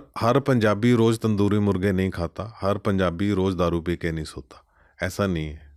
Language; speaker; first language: Hindi; non-native, local second language; Punjabi